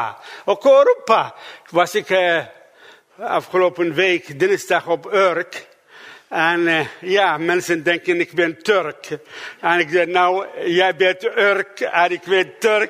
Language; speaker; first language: Dutch; non-native, fluent; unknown